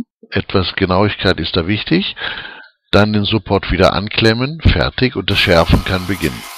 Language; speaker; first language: German; native; German